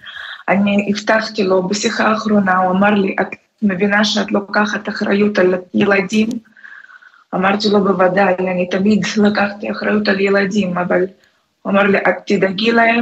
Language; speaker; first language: Hebrew; non-native, fluent; Russian